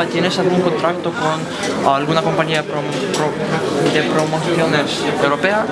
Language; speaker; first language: Spanish; non-native, fluent; Russian